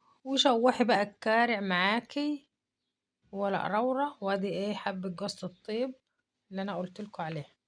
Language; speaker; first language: Arabic; native; Arabic